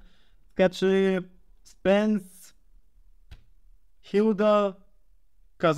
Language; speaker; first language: Bulgarian; native; Bulgarian